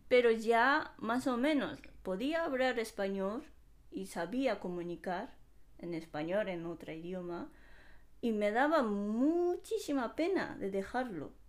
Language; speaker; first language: Spanish; non-native, fluent; Japanese